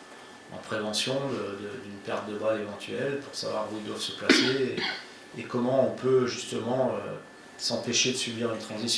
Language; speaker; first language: French; native; French